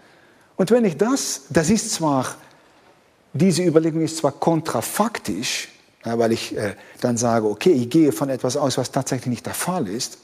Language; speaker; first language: German; non-native, fluent; Dutch